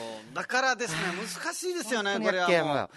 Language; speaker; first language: Japanese; non-native, fluent; Nepali